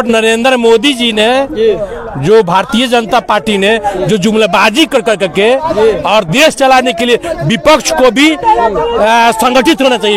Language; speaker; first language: Hindi; native; Hindi